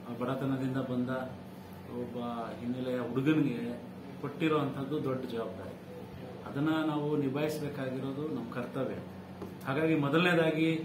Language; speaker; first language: Kannada; non-native, local second language; Lambadi